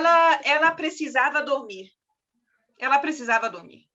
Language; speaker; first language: Portuguese; non-native, fluent; German